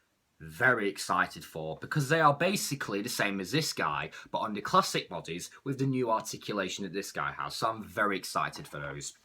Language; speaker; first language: English; native; English